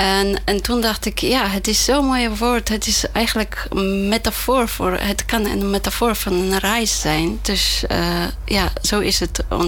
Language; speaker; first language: Dutch; non-native, fluent; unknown